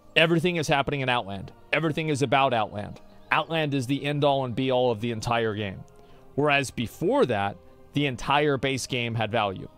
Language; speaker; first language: English; native; English